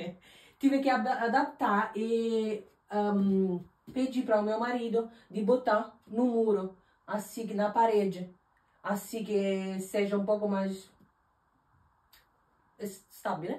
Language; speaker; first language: Portuguese; non-native, fluent; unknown